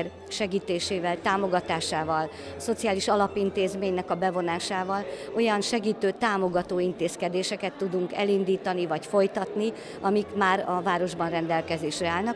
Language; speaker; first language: Hungarian; native; Hungarian